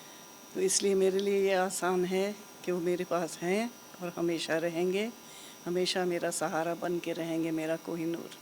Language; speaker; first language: Hindi; native; Hindi